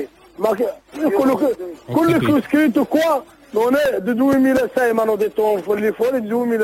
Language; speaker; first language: Italian; non-native, learner; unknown